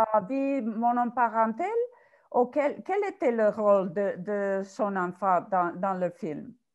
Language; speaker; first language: French; non-native, learner; Spanish